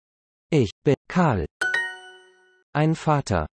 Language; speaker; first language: German; non-native, learner; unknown